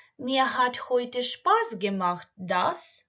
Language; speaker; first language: German; non-native, learner; Ukrainian